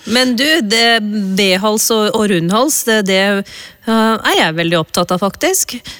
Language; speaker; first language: Norwegian; early bilingual, other home language; Urdu